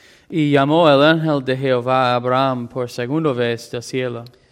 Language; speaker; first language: Spanish; non-native, fluent; English